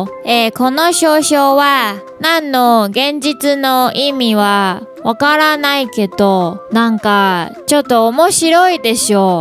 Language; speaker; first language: Japanese; non-native, learner; Chinese